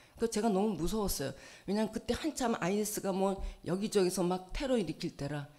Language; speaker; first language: Korean; native; Korean